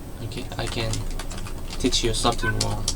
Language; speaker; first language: English; non-native, learner; Korean